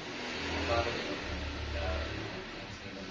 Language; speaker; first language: Indonesian; native; Indonesian